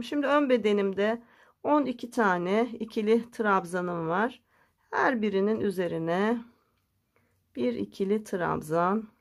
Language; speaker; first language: Turkish; native; Turkish